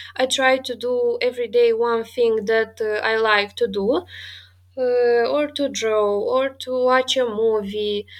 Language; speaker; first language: English; non-native, fluent; Romanian